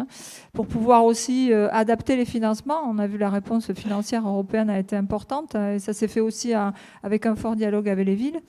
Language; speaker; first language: French; native; French